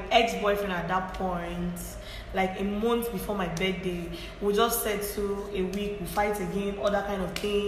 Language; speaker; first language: English; non-native, local second language; Igbo